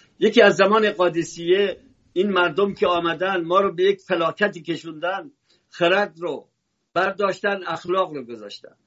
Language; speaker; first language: Persian; native; Persian